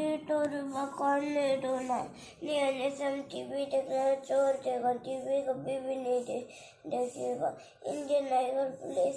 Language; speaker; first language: Hindi; non-native, local second language; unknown